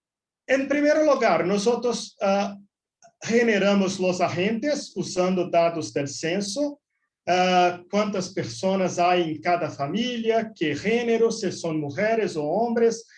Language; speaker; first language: Spanish; non-native, fluent; Portuguese